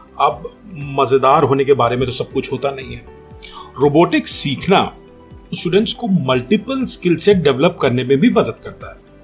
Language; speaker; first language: Hindi; native; Hindi